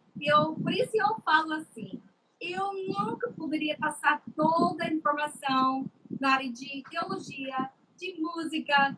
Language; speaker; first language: Portuguese; non-native, fluent; English